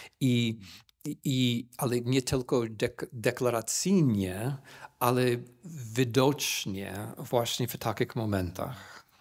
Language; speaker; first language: Polish; non-native, fluent; English